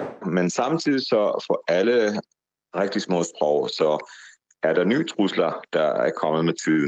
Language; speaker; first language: Danish; non-native, fluent; Hebrew